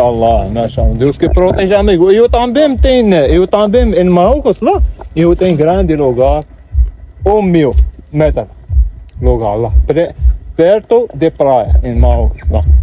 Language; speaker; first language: Portuguese; non-native, learner; Arabic